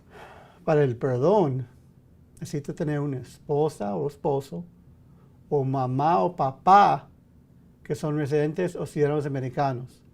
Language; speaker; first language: Spanish; early bilingual, heritage; English